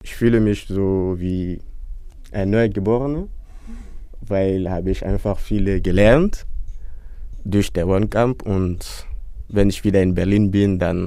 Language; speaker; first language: German; non-native, fluent; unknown